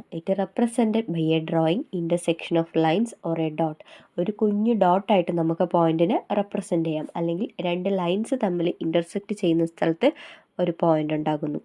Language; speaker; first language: Malayalam; native; Malayalam